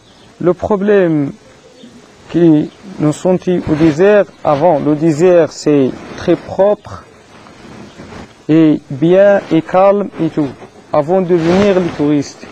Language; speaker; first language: French; non-native, learner; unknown